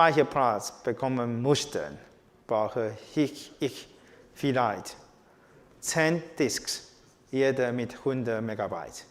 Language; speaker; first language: German; non-native, learner; Chinese